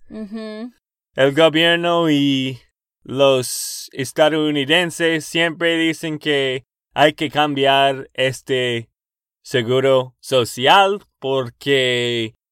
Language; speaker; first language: Spanish; non-native, learner; English